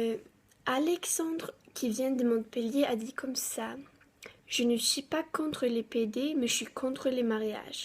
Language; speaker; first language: French; non-native, learner; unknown